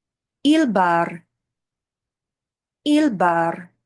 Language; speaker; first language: Italian; non-native, fluent; English